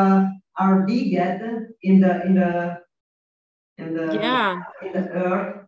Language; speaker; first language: English; non-native, learner; Italian